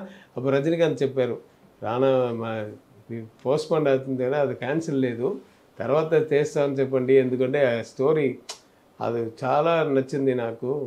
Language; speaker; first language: Telugu; non-native, learner; Tamil